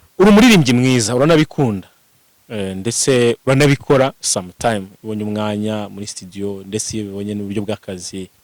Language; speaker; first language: Kinyarwanda; native; Kinyarwanda